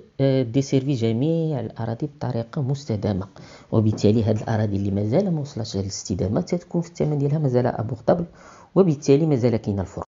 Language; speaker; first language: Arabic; native; Arabic